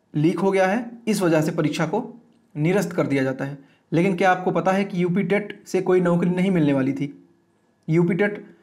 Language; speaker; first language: Hindi; native; Hindi